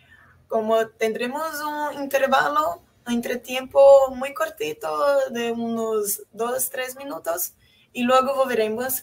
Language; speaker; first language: Spanish; non-native, fluent; Portuguese